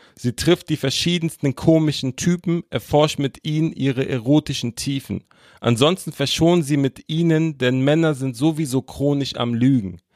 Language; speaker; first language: German; native; German